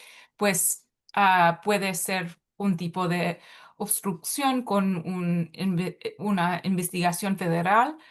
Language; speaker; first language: Spanish; early bilingual, heritage; Spanish